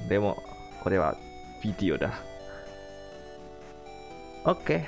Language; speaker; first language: English; non-native, fluent; Indonesian